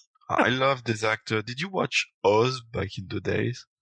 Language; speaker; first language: English; non-native, fluent; French